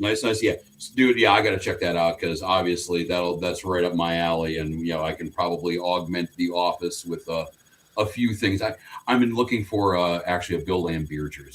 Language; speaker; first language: English; native; English